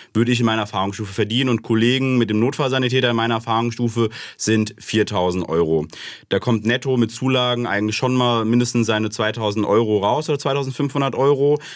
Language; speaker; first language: German; native; German